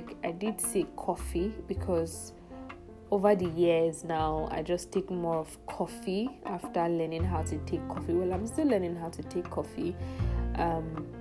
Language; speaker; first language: English; non-native, local second language; Igbo